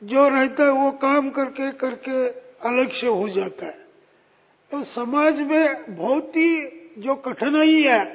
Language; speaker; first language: Hindi; non-native, local second language; Marathi